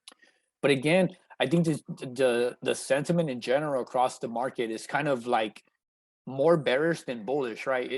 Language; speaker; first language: English; native; English